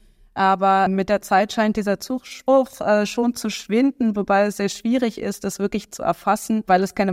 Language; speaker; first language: German; native; German